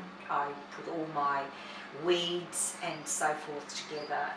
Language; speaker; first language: English; native; English